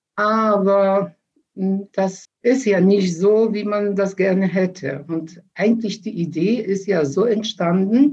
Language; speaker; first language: German; non-native, fluent; Polish